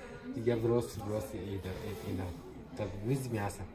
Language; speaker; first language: Russian; non-native, learner; Hindi